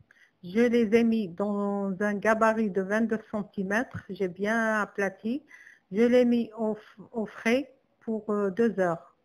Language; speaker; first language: French; non-native, local second language; Arabic